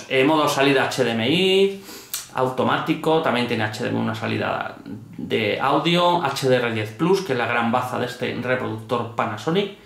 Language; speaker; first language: Spanish; native; Spanish